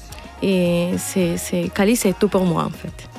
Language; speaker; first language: French; non-native, learner; Spanish